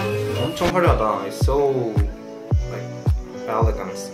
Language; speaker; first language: English; non-native, fluent; Korean